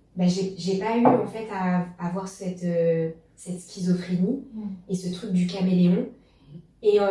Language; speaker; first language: French; native; French